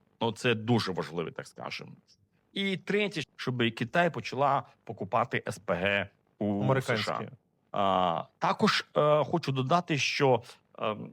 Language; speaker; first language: Ukrainian; non-native, fluent; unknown